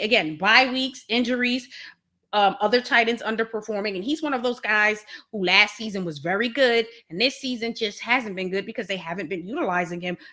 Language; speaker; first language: English; native; English